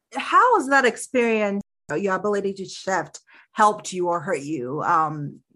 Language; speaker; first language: English; early bilingual, other home language; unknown